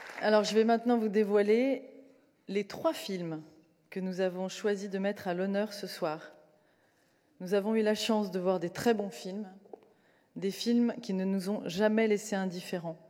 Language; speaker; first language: French; native; French